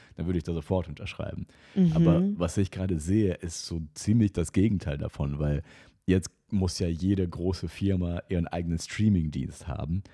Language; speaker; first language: German; non-native, fluent; Russian